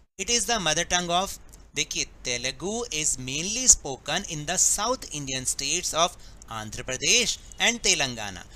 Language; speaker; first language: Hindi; native; Hindi